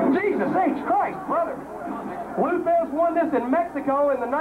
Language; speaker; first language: English; native; English